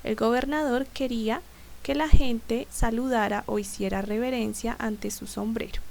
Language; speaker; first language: Spanish; native; Spanish